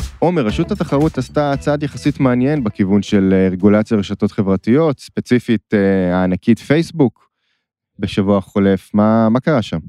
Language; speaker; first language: Hebrew; native; Hebrew